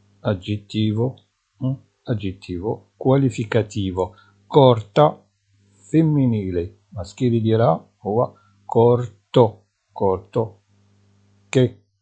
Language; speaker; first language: Italian; non-native, fluent; Arabic